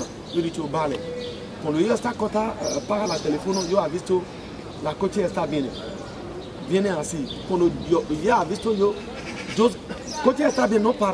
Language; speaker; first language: Spanish; non-native, learner; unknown